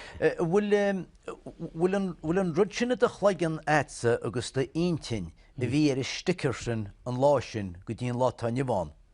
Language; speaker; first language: Irish; native; Irish